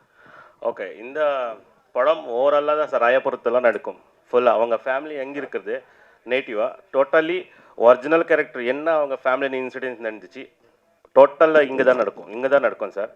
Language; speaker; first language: Tamil; non-native, fluent; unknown